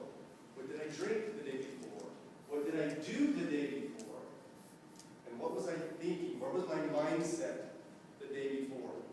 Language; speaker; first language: English; native; English